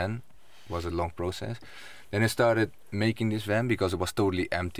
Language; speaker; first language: English; non-native, fluent; Dutch